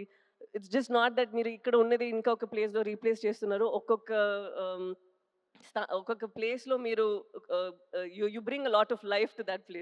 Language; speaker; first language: Telugu; non-native, fluent; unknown